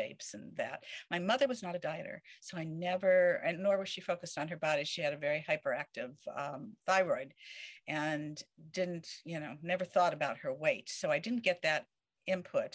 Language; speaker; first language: English; native; English